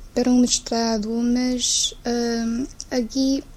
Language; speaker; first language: Portuguese; non-native, fluent; Chinese